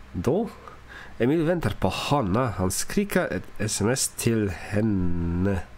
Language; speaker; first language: Swedish; non-native, learner; English